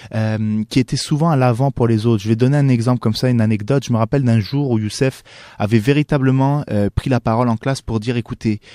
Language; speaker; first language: French; non-native, local second language; Arabic